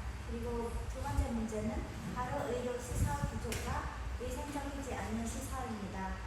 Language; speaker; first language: Korean; non-native, fluent; Khmer